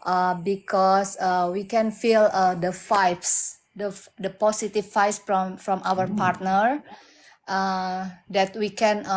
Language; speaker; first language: English; non-native, learner; Indonesian